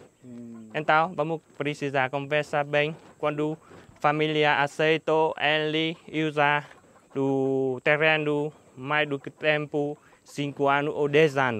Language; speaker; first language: Portuguese; non-native, learner; Vietnamese